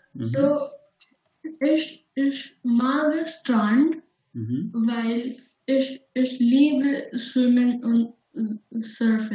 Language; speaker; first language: German; non-native, learner; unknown